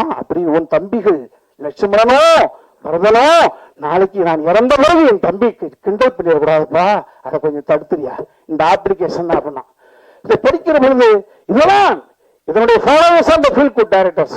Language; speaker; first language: Tamil; native; Tamil